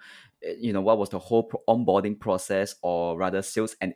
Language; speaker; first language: English; native; English